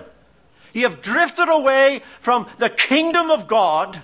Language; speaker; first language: English; native; English